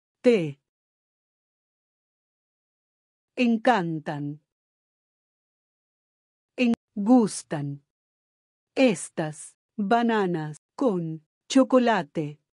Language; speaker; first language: Spanish; non-native, learner; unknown